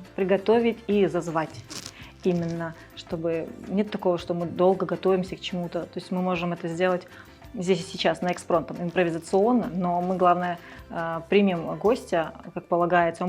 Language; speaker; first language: Russian; early bilingual, other home language; Georgian